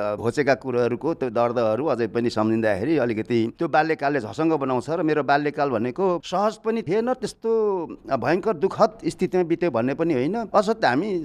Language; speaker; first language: Nepali; non-native, local second language; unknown